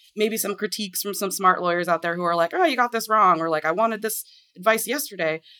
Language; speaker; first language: English; native; English